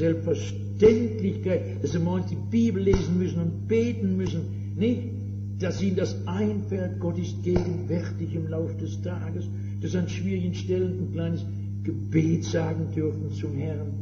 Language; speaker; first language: German; native; German